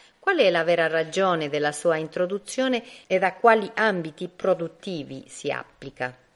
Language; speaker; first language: Italian; non-native, fluent; Spanish